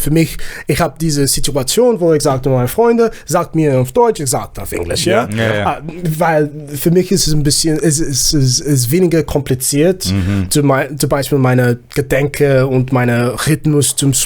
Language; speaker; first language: German; non-native, learner; Zulu